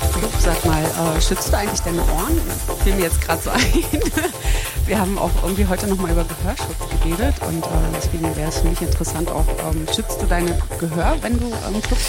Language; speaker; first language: German; native; German